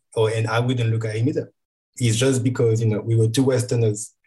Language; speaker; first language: English; non-native, fluent; French